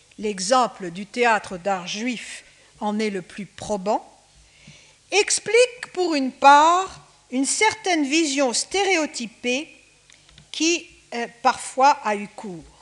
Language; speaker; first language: French; native; French